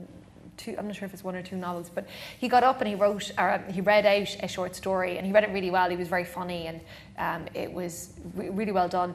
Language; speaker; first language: English; native; English